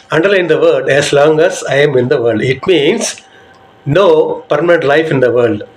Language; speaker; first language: English; non-native, local second language; Tamil